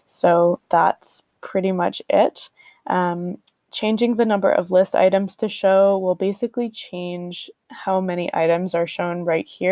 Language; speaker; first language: English; native; English